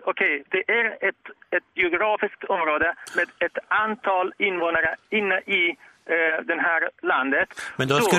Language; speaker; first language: Swedish; non-native, fluent; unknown